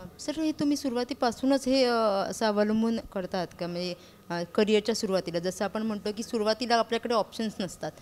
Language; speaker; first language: Marathi; native; Marathi